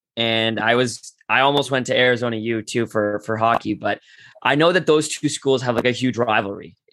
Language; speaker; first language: English; native; English